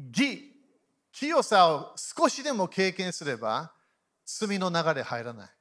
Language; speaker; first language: Japanese; native; Japanese